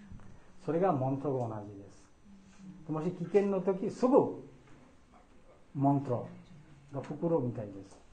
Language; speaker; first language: Japanese; non-native, fluent; Bangla